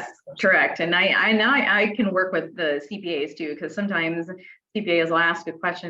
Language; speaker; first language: English; native; English